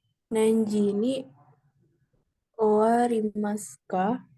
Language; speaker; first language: Japanese; non-native, learner; Indonesian